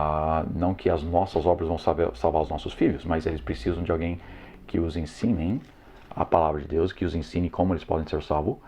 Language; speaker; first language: Portuguese; non-native, fluent; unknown